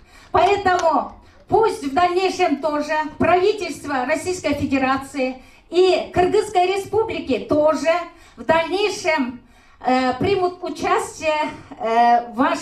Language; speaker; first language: Russian; non-native, local second language; Kyrgyz